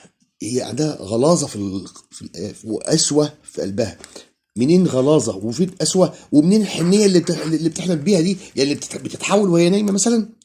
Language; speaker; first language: Arabic; native; Arabic